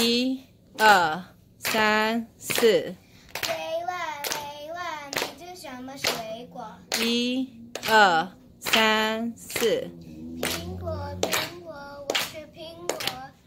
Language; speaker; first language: Chinese; non-native, learner; English